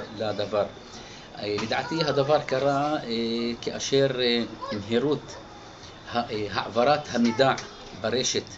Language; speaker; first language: Hebrew; non-native, local second language; Arabic